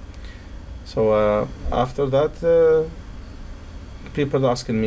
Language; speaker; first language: English; non-native, fluent; Arabic